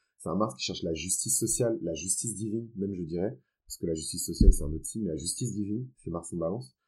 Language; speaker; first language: French; early bilingual, other home language; Fon